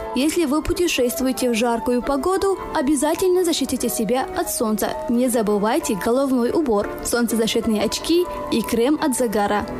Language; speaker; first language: Russian; non-native, local second language; Tajik